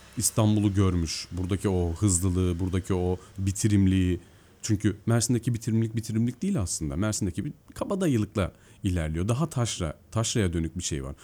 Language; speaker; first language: Turkish; native; Turkish